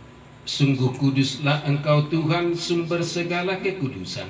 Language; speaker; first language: Indonesian; native; Indonesian